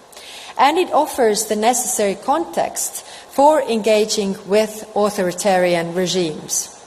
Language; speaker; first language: English; non-native, fluent; Estonian